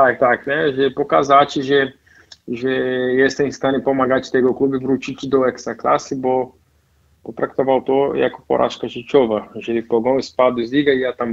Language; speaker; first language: Polish; non-native, fluent; Portuguese